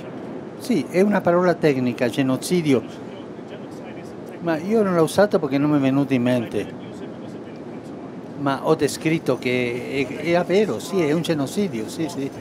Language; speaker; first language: Italian; non-native, fluent; Spanish